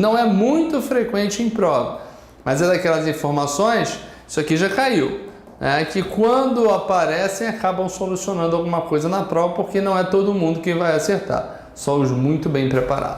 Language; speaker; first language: Portuguese; native; Portuguese